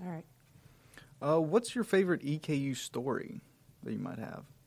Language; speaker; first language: English; native; English